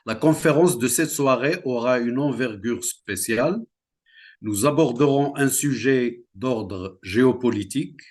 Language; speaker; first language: French; non-native, local second language; Central Atlas Tamazight